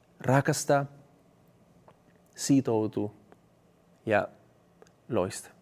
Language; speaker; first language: Finnish; non-native, fluent; Spanish